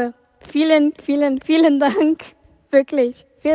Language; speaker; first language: German; non-native, fluent; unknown